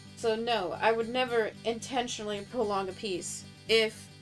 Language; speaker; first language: English; native; English